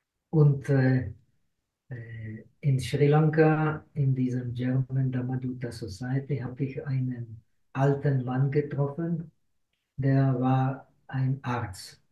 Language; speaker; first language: German; non-native, fluent; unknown